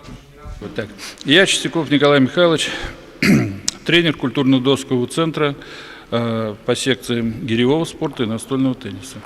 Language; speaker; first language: Russian; native; Russian